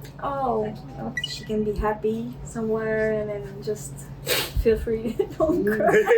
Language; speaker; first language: English; non-native, fluent; Czech